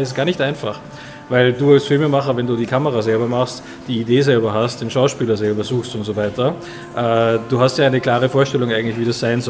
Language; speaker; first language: German; native; German